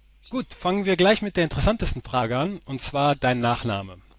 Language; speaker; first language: German; native; German